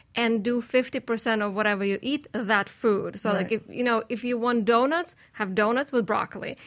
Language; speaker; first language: English; non-native, fluent; Russian